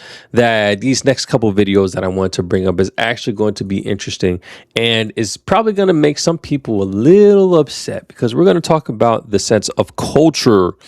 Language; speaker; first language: English; native; English